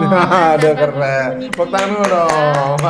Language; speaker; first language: Indonesian; native; Indonesian